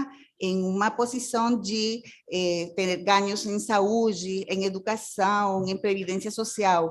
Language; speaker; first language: Portuguese; non-native, fluent; Spanish